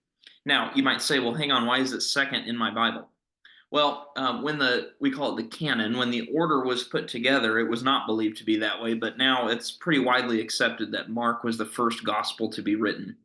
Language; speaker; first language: English; native; English